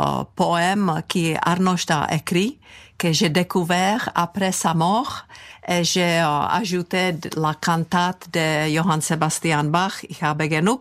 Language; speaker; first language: French; non-native, fluent; Czech